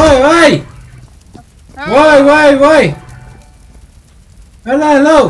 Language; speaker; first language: English; non-native, learner; Korean